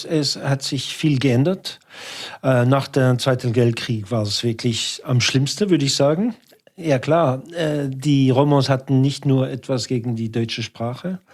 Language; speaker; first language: German; non-native, local second language; French